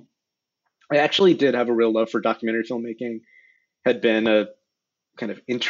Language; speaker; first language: English; native; English